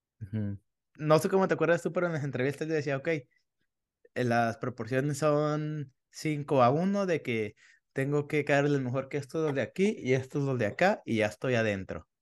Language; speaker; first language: Spanish; native; Spanish